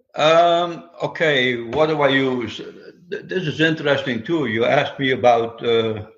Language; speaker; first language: English; non-native, fluent; Dutch